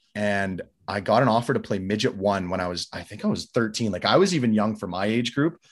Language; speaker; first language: English; native; English